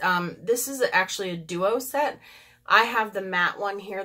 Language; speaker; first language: English; native; English